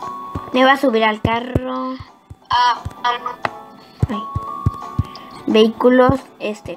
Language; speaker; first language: Spanish; native; Spanish